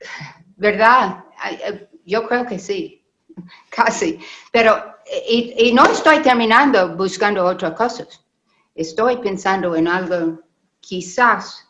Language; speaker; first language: Spanish; non-native, learner; English